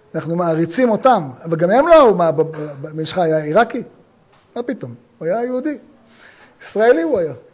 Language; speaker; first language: Hebrew; native; Hebrew